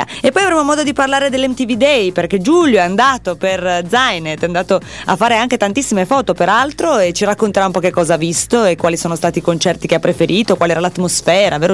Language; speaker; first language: Italian; native; Italian